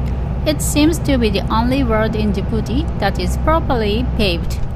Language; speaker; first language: English; non-native, learner; Japanese